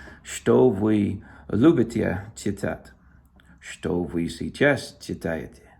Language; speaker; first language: Russian; non-native, learner; English